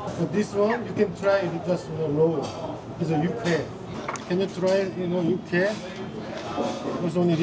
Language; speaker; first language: English; non-native, learner; Korean